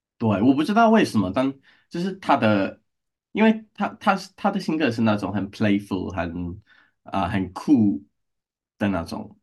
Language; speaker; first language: Chinese; non-native, learner; English